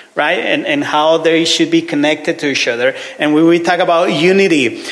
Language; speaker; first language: English; non-native, fluent; Spanish